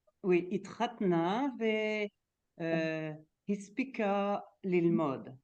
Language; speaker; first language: Hebrew; non-native, learner; French